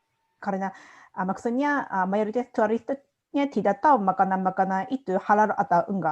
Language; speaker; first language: Indonesian; non-native, fluent; Japanese